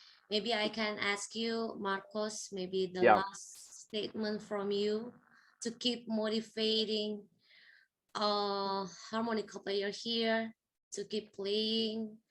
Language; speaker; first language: English; non-native, fluent; Indonesian